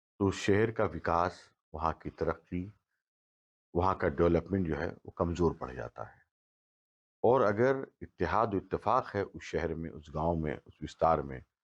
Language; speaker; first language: Urdu; native; Urdu